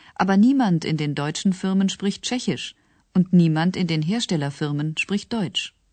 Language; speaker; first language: German; native; German